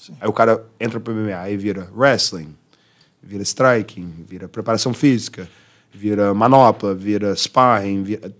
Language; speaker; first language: Portuguese; early bilingual, heritage; Portuguese